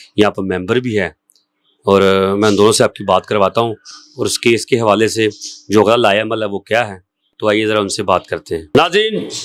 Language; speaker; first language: Urdu; non-native, local second language; Punjabi